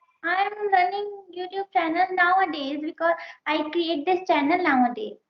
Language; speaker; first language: English; non-native, learner; Hindi